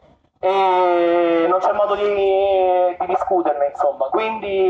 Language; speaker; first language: Italian; native; Italian